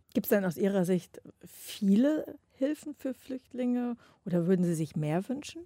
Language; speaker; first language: German; native; German